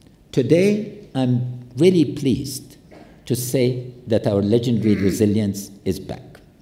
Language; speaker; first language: English; non-native, fluent; Pashto